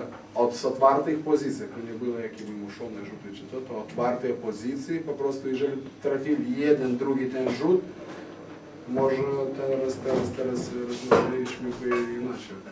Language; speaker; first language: Polish; non-native, fluent; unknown